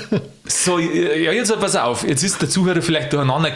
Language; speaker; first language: German; native; German